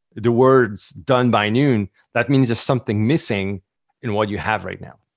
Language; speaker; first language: English; non-native, fluent; French